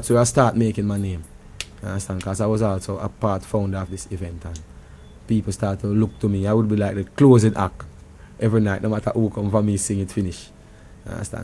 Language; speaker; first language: English; non-native, local second language; Jamaican Creole English